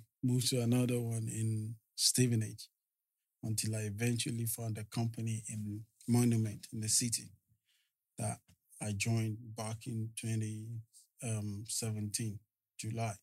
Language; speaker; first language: English; non-native, local second language; Yoruba